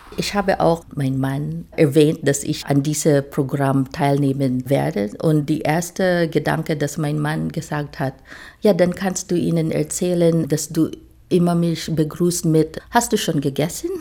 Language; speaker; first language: German; non-native, fluent; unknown